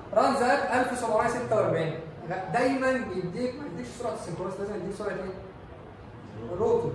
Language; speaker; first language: Arabic; native; Arabic